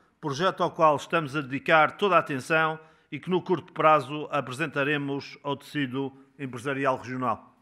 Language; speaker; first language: Portuguese; native; Portuguese